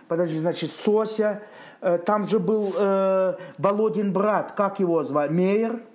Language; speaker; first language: Russian; native; Russian